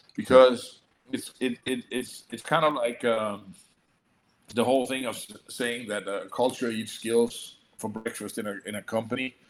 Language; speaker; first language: English; non-native, fluent; Danish